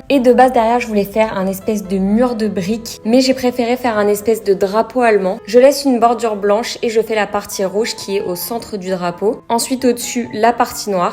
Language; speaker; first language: French; native; French